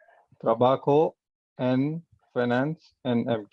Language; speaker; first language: Spanish; non-native, learner; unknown